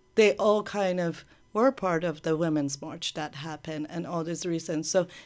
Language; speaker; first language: English; early bilingual, other home language; Persian